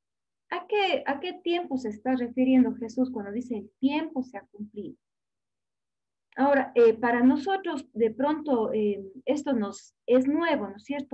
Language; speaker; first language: Spanish; native; Spanish